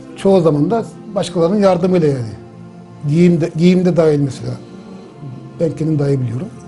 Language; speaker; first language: Turkish; native; Turkish